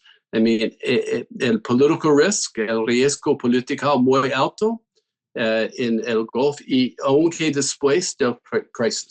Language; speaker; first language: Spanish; non-native, fluent; English